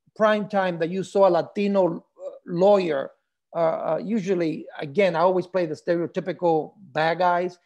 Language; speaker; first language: English; early bilingual, other home language; Spanish